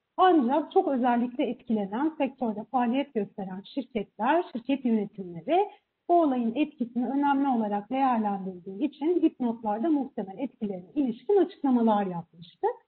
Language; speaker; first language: Turkish; native; Turkish